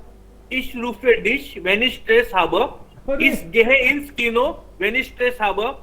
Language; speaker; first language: German; non-native, learner; Hindi